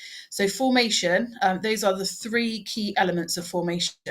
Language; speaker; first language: English; native; English